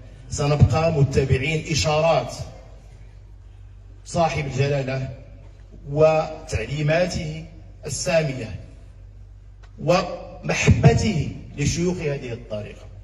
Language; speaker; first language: Arabic; native; Arabic